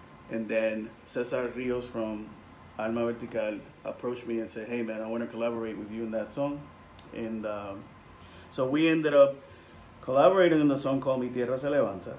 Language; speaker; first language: English; non-native, local second language; Spanish